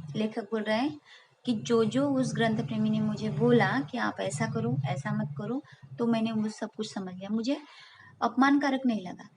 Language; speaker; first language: Hindi; non-native, local second language; Marathi